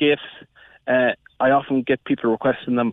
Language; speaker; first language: English; native; English